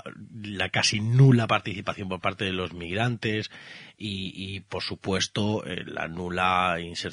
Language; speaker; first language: Spanish; native; Spanish